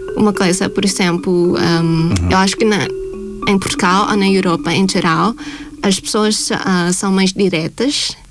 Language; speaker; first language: Portuguese; non-native, fluent; Thai